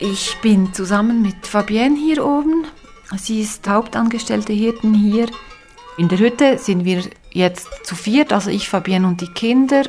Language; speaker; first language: German; native; German